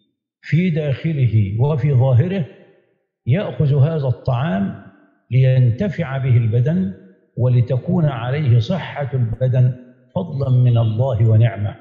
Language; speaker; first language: Arabic; native; Arabic